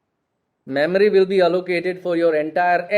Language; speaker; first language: English; non-native, local second language; Gujarati